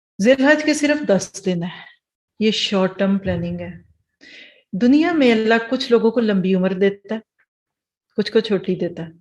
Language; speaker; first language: Urdu; early bilingual, heritage; Urdu